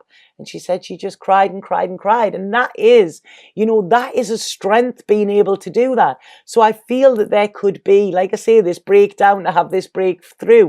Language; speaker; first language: English; native; English